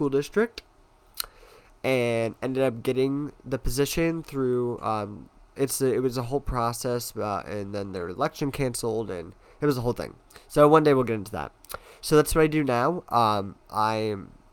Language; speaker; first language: English; native; English